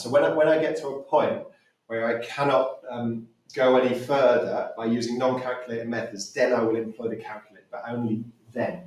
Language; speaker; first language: English; native; English